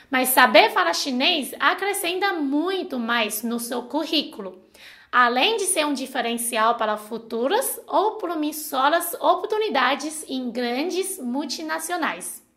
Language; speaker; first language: Portuguese; non-native, fluent; Chinese